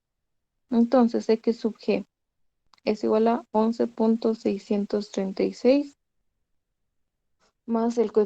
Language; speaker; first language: Spanish; native; Spanish